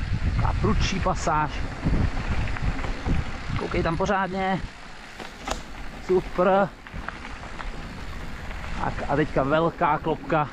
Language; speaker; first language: Czech; native; Czech